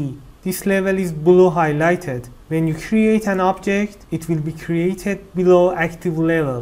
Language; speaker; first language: English; non-native, fluent; Persian